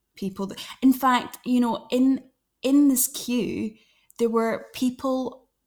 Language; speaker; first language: English; native; English